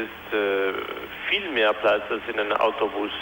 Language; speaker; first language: German; non-native, fluent; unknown